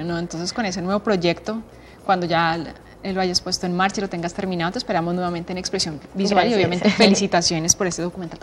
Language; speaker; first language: Spanish; native; Spanish